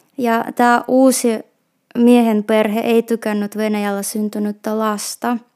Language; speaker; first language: Finnish; non-native, fluent; Russian